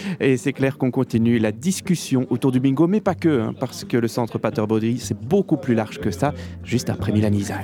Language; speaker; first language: French; native; French